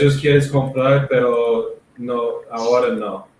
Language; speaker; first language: Spanish; non-native, learner; English